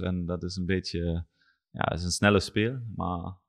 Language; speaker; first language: Dutch; non-native, learner; German